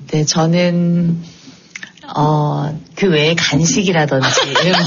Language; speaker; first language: Korean; native; Korean